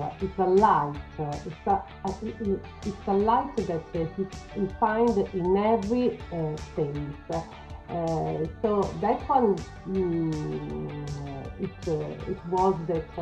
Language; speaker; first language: English; non-native, learner; Italian